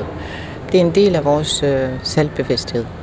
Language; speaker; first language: Danish; non-native, fluent; English